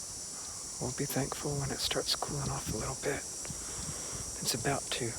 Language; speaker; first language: English; native; English